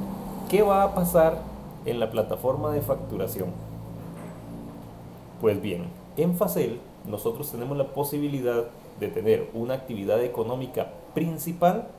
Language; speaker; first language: Spanish; native; Spanish